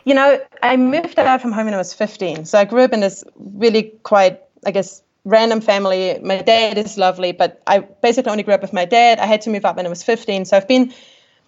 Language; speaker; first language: English; non-native, fluent; German